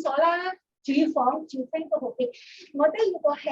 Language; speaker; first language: Cantonese; non-native, learner; Indonesian